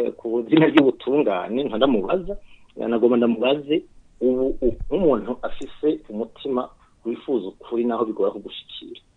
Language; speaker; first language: English; non-native, fluent; Rundi